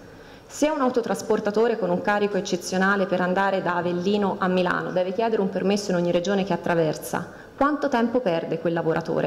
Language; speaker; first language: Italian; native; Italian